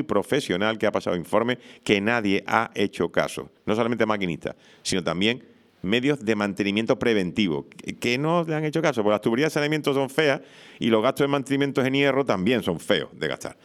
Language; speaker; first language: Spanish; native; Spanish